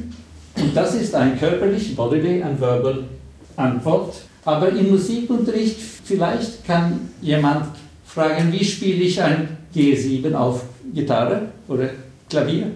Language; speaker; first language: German; non-native, fluent; Swedish